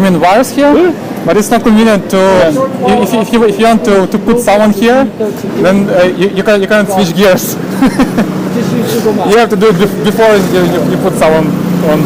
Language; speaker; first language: English; non-native, fluent; Russian